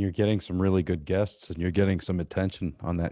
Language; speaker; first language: English; native; English